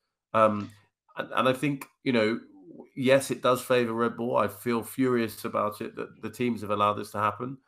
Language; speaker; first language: English; native; English